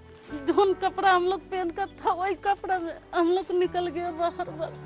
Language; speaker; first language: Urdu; non-native, local second language; Kashmiri